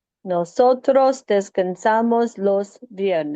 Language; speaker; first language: Spanish; non-native, learner; English